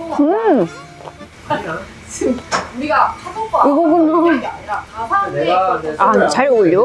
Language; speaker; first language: Korean; non-native, fluent; Japanese